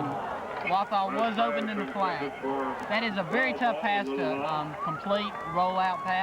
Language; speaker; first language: English; native; English